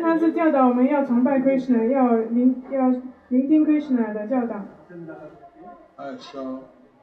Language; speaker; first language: Chinese; native; Chinese